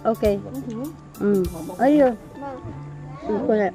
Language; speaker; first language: Japanese; non-native, learner; Filipino